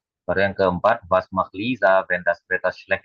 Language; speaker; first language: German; non-native, fluent; Indonesian